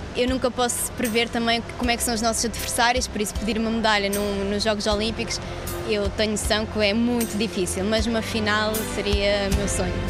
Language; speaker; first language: Portuguese; early bilingual, other home language; Russian